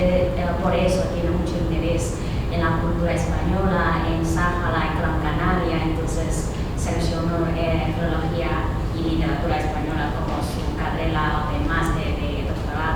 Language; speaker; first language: Spanish; non-native, fluent; Chinese